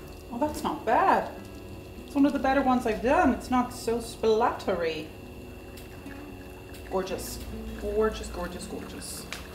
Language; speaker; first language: English; non-native, fluent; Swedish